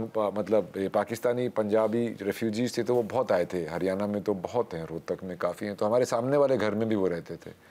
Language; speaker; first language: Hindi; native; Hindi